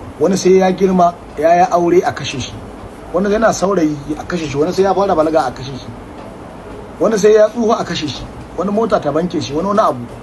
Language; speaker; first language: Hausa; native; Hausa